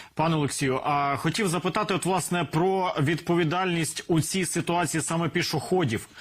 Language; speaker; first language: Ukrainian; native; Ukrainian